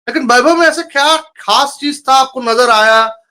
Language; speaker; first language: Hindi; non-native, local second language; Bangla